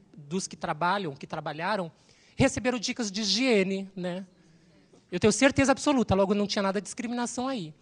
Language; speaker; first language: Portuguese; native; Portuguese